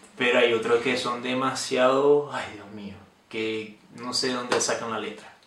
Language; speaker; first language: Spanish; native; Spanish